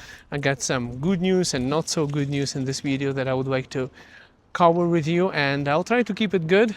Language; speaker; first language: English; early bilingual, other home language; Russian